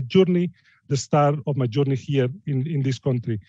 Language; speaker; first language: English; non-native, fluent; Spanish